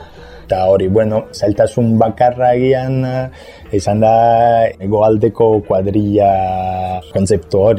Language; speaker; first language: Basque; non-native, fluent; Italian